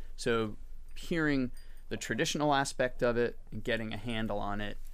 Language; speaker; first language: English; native; English